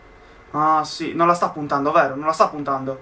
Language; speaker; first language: Italian; native; Italian